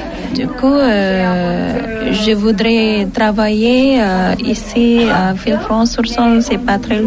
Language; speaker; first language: French; non-native, learner; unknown